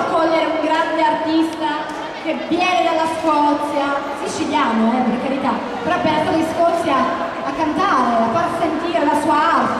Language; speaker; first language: Italian; native; Italian